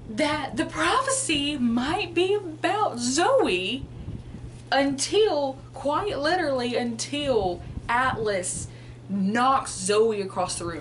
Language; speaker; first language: English; native; English